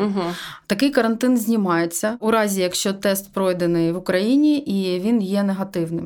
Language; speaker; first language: Ukrainian; native; Ukrainian